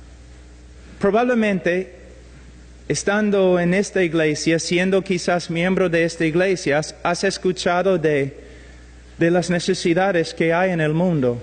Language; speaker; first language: Spanish; non-native, fluent; English